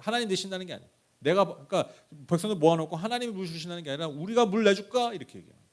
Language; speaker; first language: Korean; native; Korean